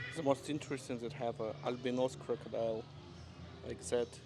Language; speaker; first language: English; non-native, learner; Russian